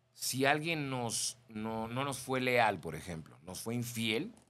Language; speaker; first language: Spanish; native; Spanish